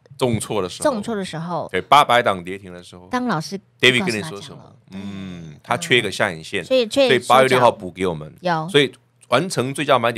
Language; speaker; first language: Chinese; native; Chinese